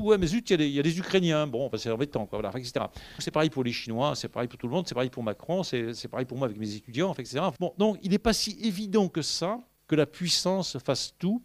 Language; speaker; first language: French; native; French